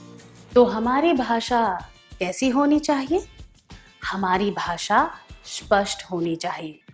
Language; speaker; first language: Hindi; native; Hindi